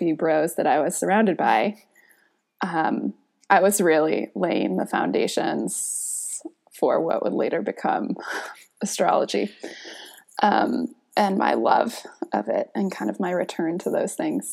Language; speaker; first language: English; native; English